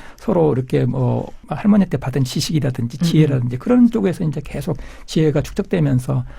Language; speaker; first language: Korean; native; Korean